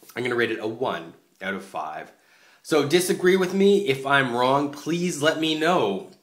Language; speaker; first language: English; native; English